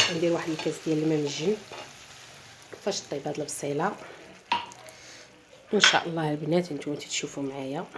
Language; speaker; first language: Arabic; native; Arabic